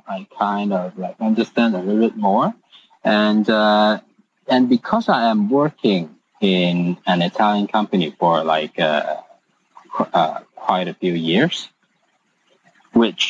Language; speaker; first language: English; non-native, local second language; Cantonese